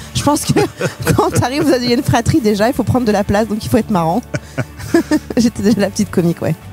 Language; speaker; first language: French; native; French